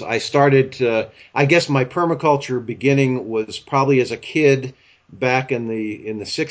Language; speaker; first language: English; native; English